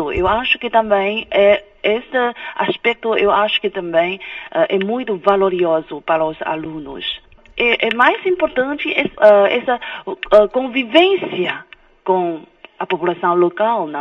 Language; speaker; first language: Portuguese; non-native, fluent; Chinese